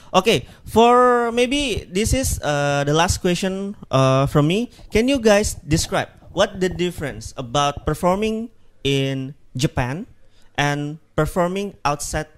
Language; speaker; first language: English; non-native, learner; Indonesian